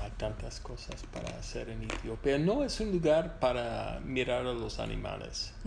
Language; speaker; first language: Spanish; non-native, fluent; English